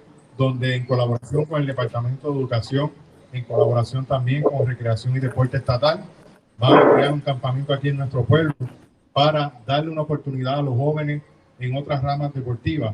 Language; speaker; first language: Spanish; native; Spanish